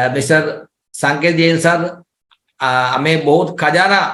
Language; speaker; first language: Hindi; non-native, local second language; Malayalam